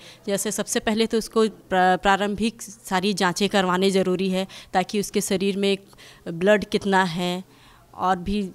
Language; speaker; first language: Hindi; native; Hindi